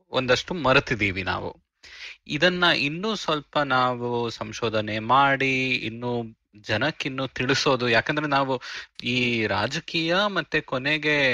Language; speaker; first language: Kannada; native; Kannada